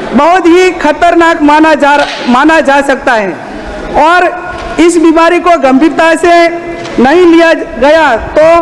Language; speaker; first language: Hindi; non-native, local second language; Gujarati